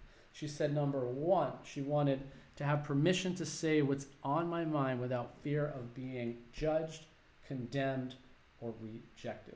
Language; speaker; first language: English; native; English